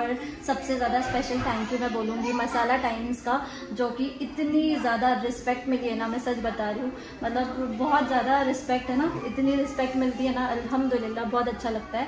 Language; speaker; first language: Hindi; native; Hindi